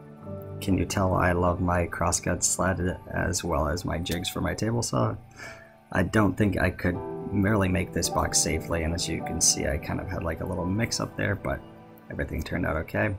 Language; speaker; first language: English; native; English